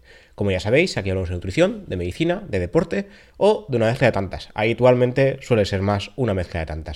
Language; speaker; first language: Spanish; native; Spanish